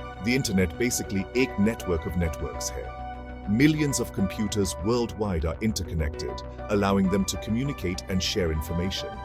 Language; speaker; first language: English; non-native, local second language; Hindi